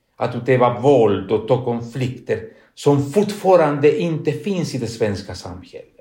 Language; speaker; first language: Swedish; non-native, fluent; Spanish